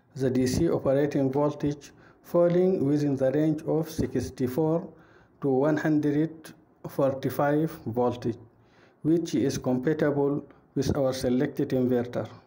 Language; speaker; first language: English; non-native, fluent; Arabic